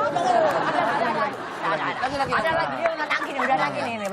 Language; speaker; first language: Indonesian; native; Indonesian